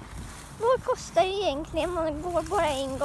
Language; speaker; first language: Swedish; non-native, learner; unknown